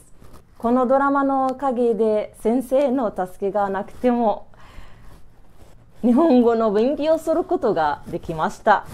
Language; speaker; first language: Japanese; non-native, learner; Arabic